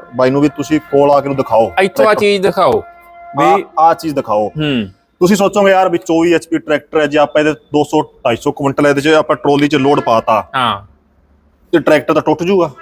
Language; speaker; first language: Punjabi; non-native, local second language; Haryanvi